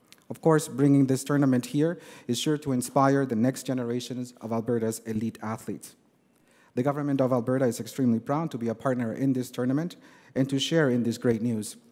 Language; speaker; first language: English; native; English